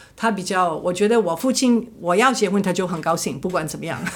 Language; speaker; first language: Chinese; non-native, fluent; English